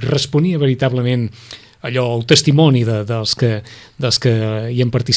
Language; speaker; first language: Catalan; native; Catalan